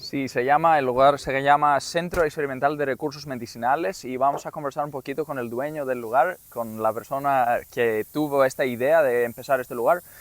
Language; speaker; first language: Spanish; non-native, fluent; Greek